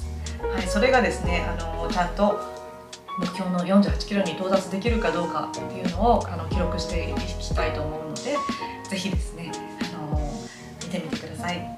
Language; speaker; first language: Japanese; native; Japanese